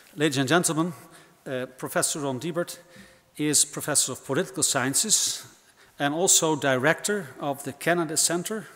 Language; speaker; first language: English; non-native, fluent; Dutch